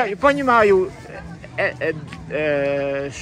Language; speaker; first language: Russian; non-native, learner; Finnish